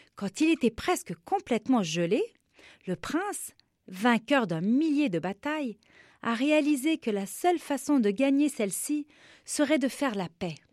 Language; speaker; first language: French; non-native, local second language; Arabic